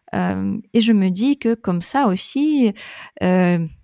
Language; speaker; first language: French; non-native, fluent; Russian